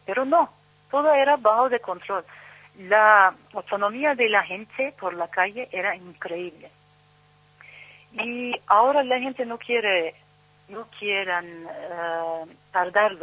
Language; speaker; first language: Spanish; non-native, learner; Turkish